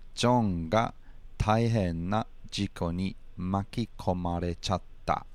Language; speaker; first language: Japanese; non-native, fluent; English